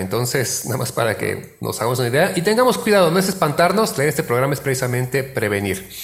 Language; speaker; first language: Spanish; native; Spanish